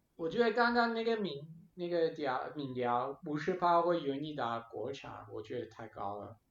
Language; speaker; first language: Chinese; non-native, fluent; English